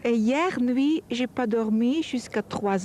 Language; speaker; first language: French; non-native, fluent; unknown